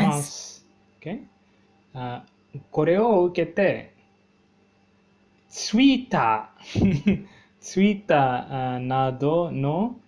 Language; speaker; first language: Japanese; non-native, learner; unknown